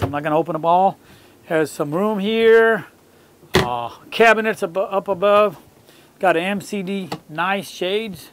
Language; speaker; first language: English; non-native, fluent; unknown